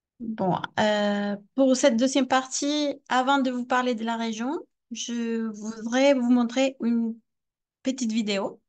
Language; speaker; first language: French; non-native, fluent; Spanish